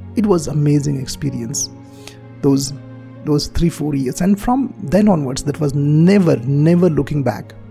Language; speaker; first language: English; non-native, local second language; Marathi